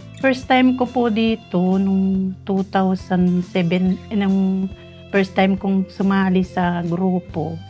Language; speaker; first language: Filipino; non-native, local second language; Iloko